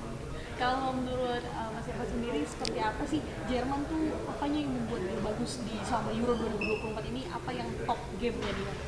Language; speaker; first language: Indonesian; native; Indonesian